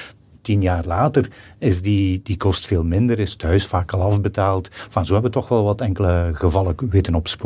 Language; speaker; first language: Dutch; native; Dutch